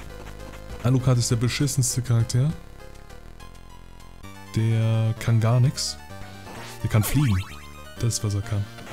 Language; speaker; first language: German; native; German